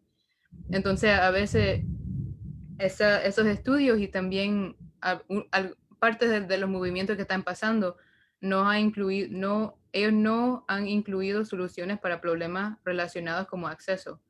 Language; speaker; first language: Spanish; early bilingual, heritage; Spanish